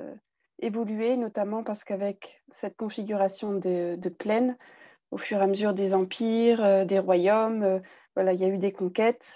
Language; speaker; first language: French; native; French